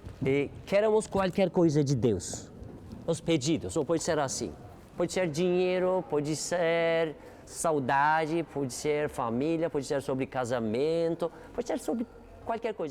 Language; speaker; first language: Portuguese; non-native, learner; Turkish